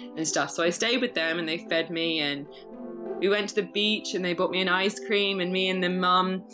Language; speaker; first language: English; native; English